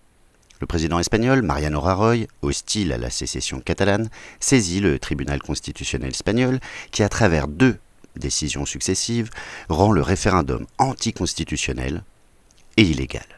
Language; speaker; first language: French; native; French